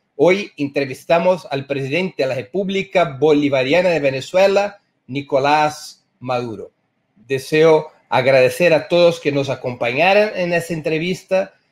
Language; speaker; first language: Spanish; non-native, fluent; Portuguese